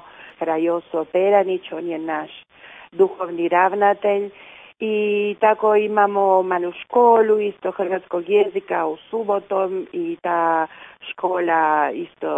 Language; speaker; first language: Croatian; early bilingual, heritage; Croatian